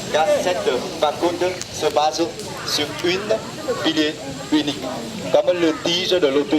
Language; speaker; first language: French; non-native, fluent; Vietnamese